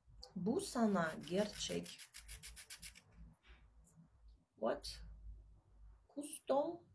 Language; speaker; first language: Turkish; non-native, learner; Russian